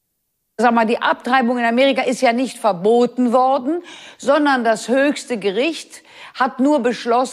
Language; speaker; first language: German; early bilingual, heritage; German